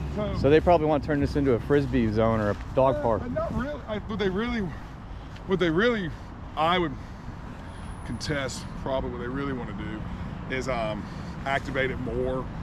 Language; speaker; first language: English; native; English